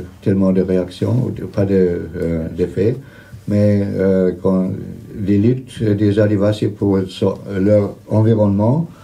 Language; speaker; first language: French; non-native, fluent; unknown